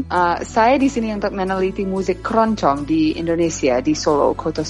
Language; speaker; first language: Indonesian; non-native, fluent; English